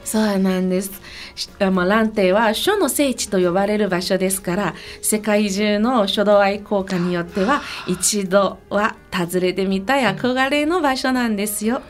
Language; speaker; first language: Japanese; non-native, fluent; Chinese